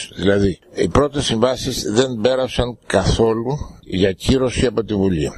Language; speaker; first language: Greek; native; Greek